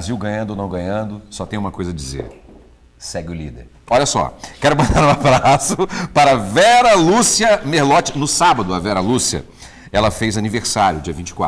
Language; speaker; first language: Portuguese; native; Portuguese